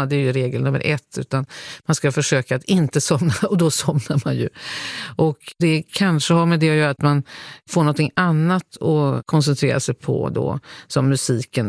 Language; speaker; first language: Swedish; native; Swedish